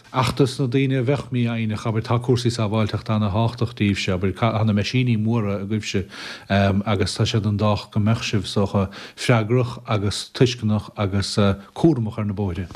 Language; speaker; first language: Irish; native; Irish